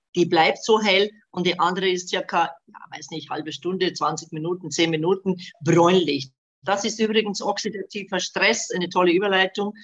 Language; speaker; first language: German; non-native, fluent; Bosnian